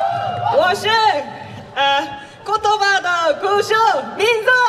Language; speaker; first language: Chinese; non-native, learner; Korean